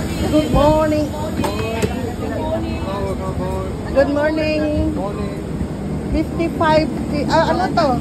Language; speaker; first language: English; non-native, local second language; Filipino